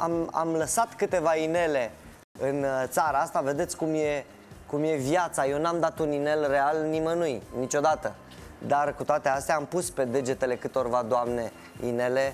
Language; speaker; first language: Romanian; native; Romanian